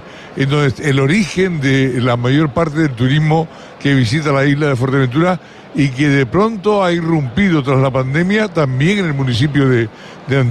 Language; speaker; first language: Spanish; native; Spanish